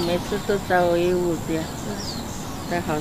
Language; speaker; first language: Chinese; non-native, local second language; Amis